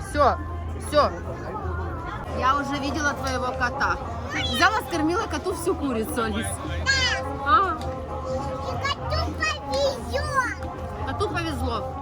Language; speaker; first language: Russian; native; Russian